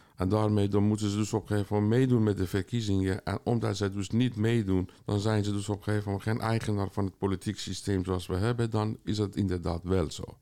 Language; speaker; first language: Dutch; non-native, fluent; Persian